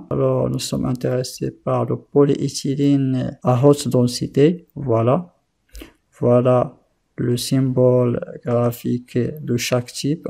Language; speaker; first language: French; non-native, local second language; Arabic